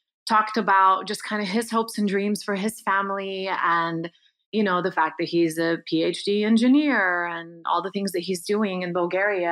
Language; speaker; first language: English; early bilingual, other home language; Bulgarian